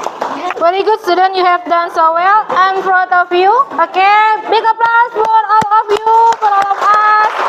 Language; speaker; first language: English; non-native, fluent; Indonesian